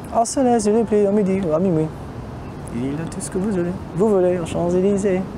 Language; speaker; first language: French; non-native, learner; English